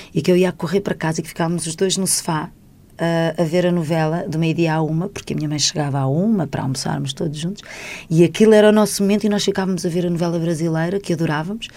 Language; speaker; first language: Portuguese; native; Portuguese